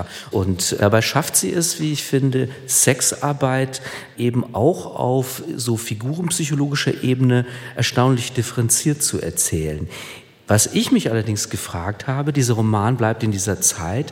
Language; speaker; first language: German; native; German